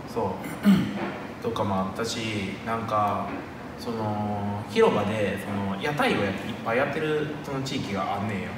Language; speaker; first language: Japanese; native; Japanese